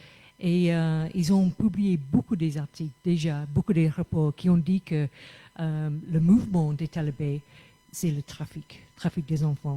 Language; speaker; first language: French; non-native, fluent; English